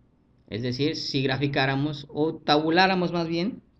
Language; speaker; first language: Spanish; native; Spanish